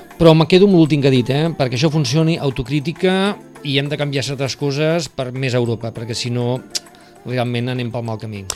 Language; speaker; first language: Catalan; native; Catalan